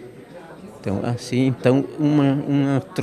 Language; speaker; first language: Portuguese; non-native, local second language; Guarani